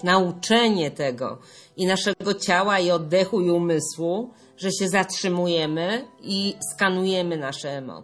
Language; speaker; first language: Polish; native; Polish